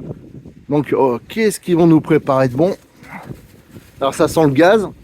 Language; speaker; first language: French; native; French